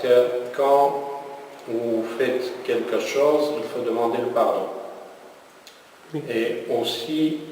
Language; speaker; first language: French; non-native, fluent; Armenian